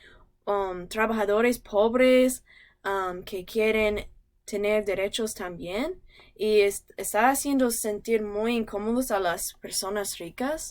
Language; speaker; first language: Spanish; non-native, learner; English